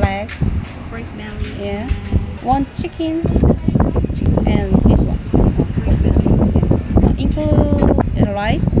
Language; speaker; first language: English; non-native, learner; Korean